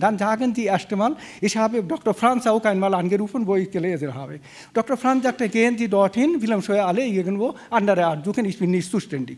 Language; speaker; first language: German; non-native, fluent; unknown